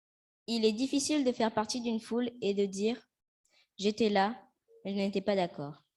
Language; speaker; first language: French; native; French